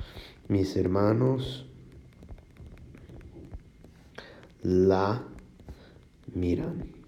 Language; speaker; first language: Spanish; non-native, fluent; English